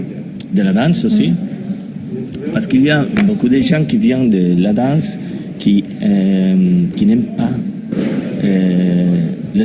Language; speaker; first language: French; non-native, learner; Spanish